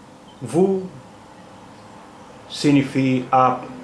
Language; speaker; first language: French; non-native, fluent; Hindi